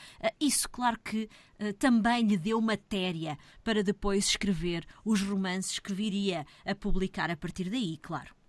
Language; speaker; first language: Portuguese; native; Portuguese